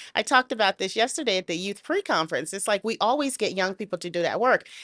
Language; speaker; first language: English; native; English